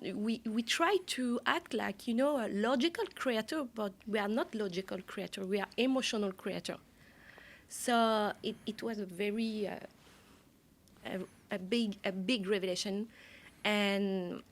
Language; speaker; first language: English; non-native, learner; French